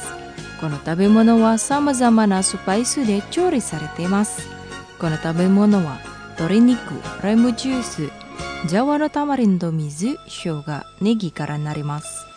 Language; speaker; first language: Japanese; non-native, fluent; Indonesian